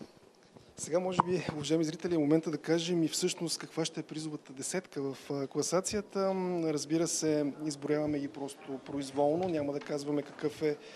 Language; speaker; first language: Bulgarian; native; Bulgarian